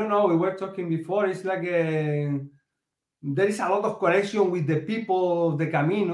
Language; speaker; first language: English; non-native, learner; Spanish